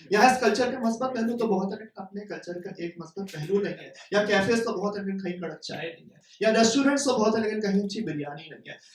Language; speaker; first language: Urdu; native; Urdu